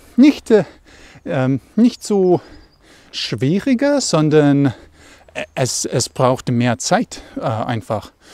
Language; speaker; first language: German; non-native, learner; Russian